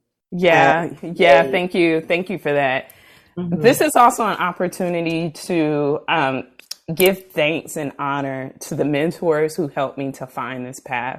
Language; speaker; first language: English; native; English